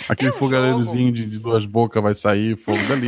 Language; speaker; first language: Portuguese; native; Portuguese